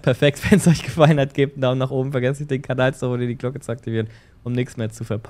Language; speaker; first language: German; native; German